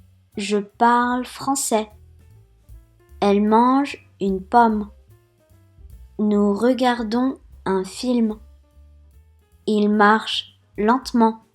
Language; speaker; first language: French; non-native, fluent; Japanese